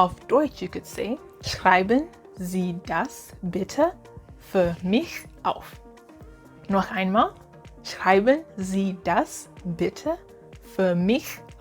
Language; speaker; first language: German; non-native, fluent; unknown